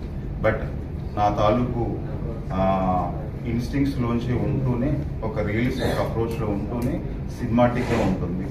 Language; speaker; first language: Telugu; native; Telugu